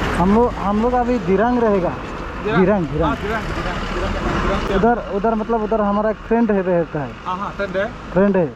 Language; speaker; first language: Hindi; non-native, local second language; Bangla